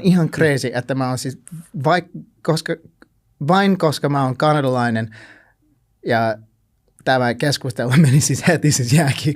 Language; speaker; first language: Finnish; non-native, learner; English